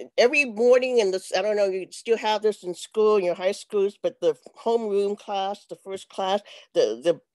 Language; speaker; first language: English; native; English